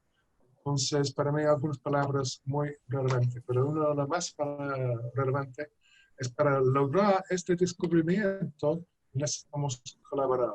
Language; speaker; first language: Spanish; non-native, fluent; English